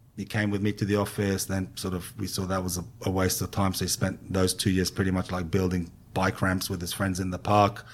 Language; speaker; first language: English; non-native, fluent; Hebrew